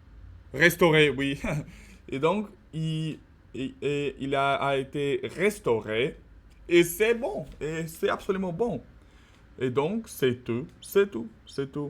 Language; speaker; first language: French; non-native, learner; Russian